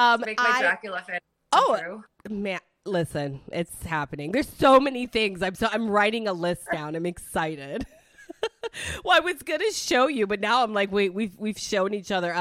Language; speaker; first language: English; early bilingual, other home language; Italian